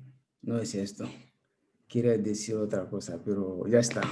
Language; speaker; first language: Spanish; non-native, learner; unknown